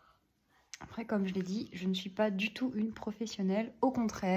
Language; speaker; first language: French; native; French